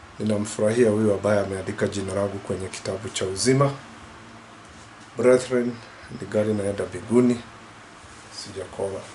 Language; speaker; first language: Swahili; non-native, local second language; Kikuyu